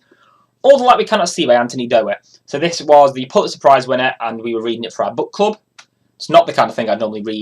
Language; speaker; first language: English; native; English